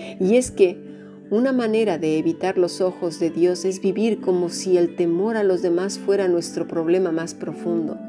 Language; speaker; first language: Spanish; native; Spanish